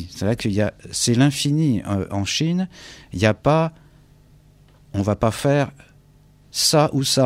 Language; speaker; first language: French; native; French